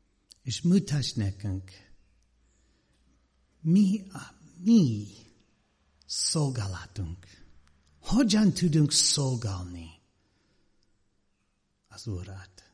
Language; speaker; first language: Hungarian; non-native, learner; English